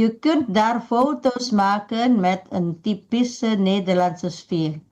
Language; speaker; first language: Dutch; non-native, fluent; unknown